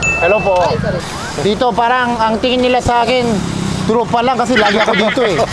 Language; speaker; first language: Filipino; non-native, fluent; Korean